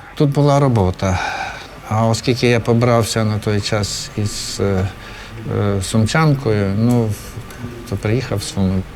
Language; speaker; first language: Ukrainian; native; Ukrainian